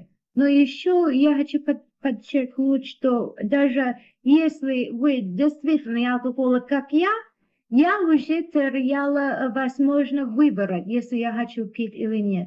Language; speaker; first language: Russian; non-native, learner; English